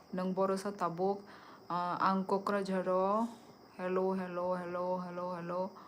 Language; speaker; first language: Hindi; non-native, local second language; Kok Borok